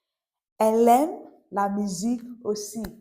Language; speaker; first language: French; non-native, fluent; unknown